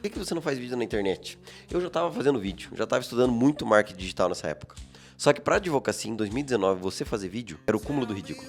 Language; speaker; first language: Portuguese; native; Portuguese